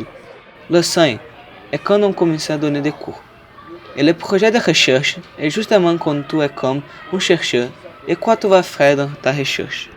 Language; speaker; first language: French; non-native, learner; Portuguese